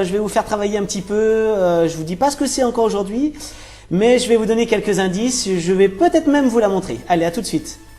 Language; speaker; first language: French; native; French